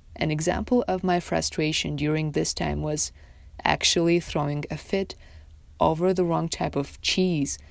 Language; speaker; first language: English; non-native, fluent; Tajik